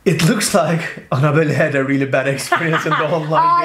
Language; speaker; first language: English; non-native, fluent; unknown